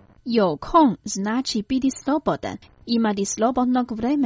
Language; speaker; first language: Croatian; non-native, fluent; Chinese